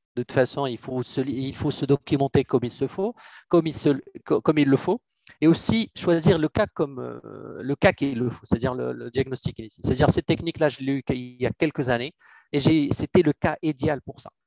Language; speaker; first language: French; non-native, local second language; Arabic